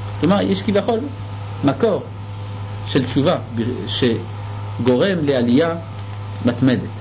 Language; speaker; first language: Hebrew; non-native, fluent; French